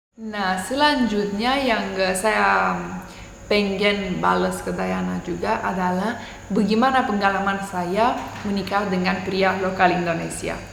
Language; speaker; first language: Indonesian; non-native, fluent; Romanian